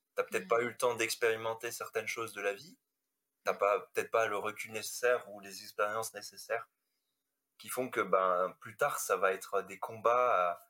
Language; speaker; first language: French; native; French